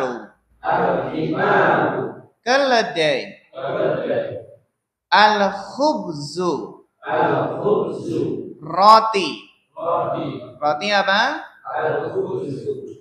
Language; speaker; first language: Arabic; non-native, fluent; Indonesian